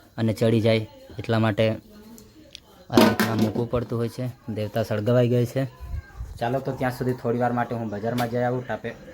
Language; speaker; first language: Gujarati; non-native, local second language; Vasavi